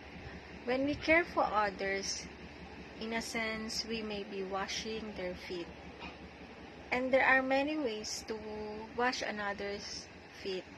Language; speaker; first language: English; non-native, local second language; Filipino